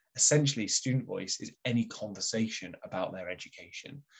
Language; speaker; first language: English; native; English